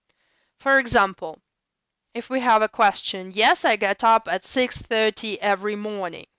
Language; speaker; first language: English; non-native, fluent; Russian